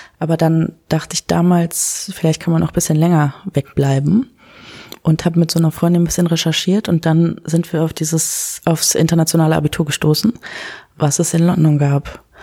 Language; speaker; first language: German; early bilingual, other home language; Kurdish